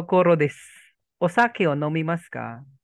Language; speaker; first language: Japanese; non-native, learner; Filipino